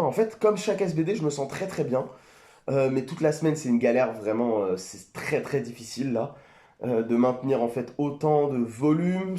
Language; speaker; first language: French; native; French